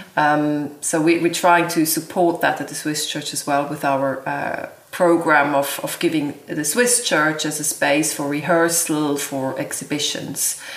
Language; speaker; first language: English; non-native, fluent; German